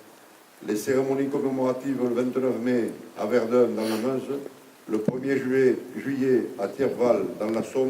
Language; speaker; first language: French; native; French